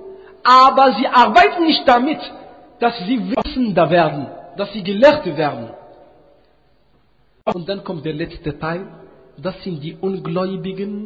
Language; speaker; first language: German; non-native, fluent; Arabic